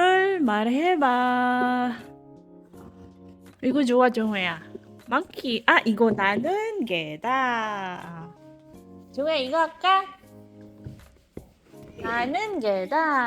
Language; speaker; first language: Korean; non-native, learner; Cebuano